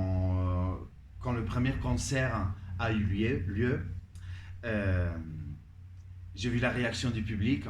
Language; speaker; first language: French; non-native, fluent; Spanish